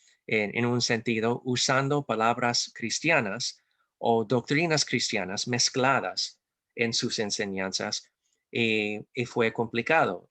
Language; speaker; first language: Spanish; non-native, fluent; English